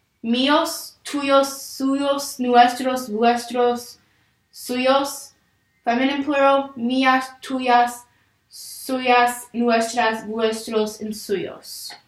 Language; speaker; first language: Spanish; non-native, learner; English